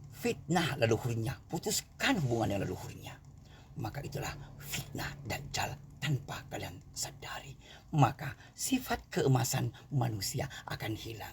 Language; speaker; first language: Indonesian; non-native, local second language; Buginese